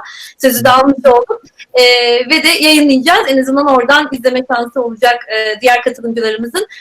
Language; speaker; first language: Turkish; native; Turkish